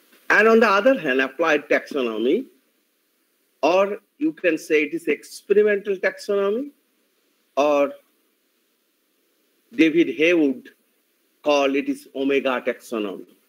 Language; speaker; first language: English; non-native, local second language; Bangla